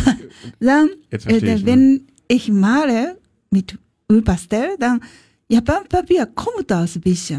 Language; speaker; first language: German; non-native, learner; Japanese